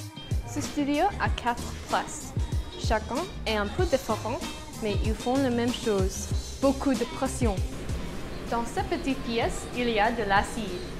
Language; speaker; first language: French; non-native, learner; English